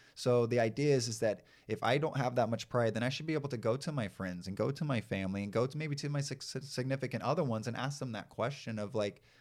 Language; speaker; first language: English; native; English